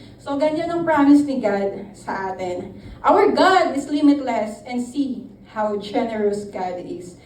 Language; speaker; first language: Filipino; non-native, local second language; Hiligaynon